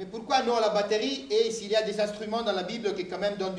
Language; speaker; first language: French; native; French